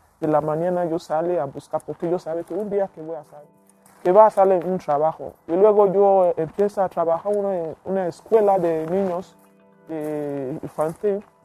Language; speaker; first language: Spanish; non-native, learner; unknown